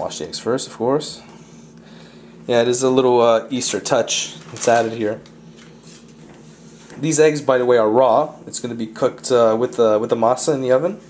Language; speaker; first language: English; early bilingual, other home language; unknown